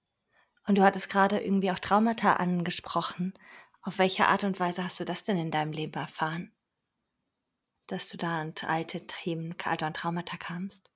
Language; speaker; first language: German; native; German